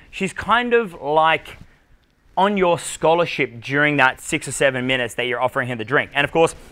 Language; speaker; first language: English; native; English